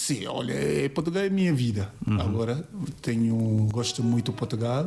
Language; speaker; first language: Portuguese; non-native, learner; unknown